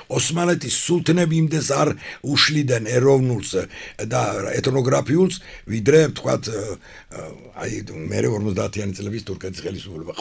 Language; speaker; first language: Georgian; non-native, local second language; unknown